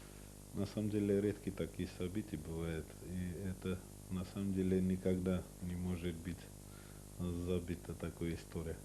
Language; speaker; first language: Russian; non-native, local second language; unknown